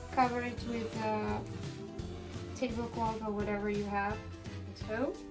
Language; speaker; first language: English; non-native, fluent; Russian